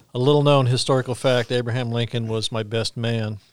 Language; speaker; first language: English; native; English